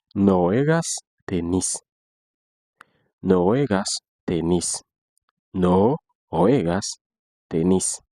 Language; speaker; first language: Spanish; non-native, fluent; Haitian Creole